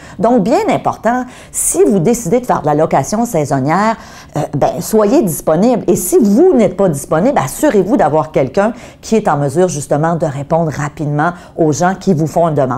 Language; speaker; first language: French; native; French